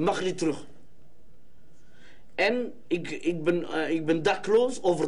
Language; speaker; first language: Dutch; non-native, learner; Somali